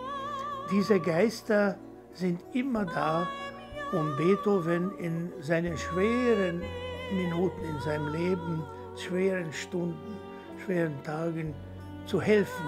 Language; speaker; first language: German; non-native, fluent; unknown